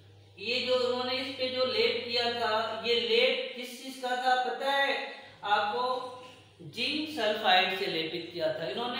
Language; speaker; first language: Hindi; native; Hindi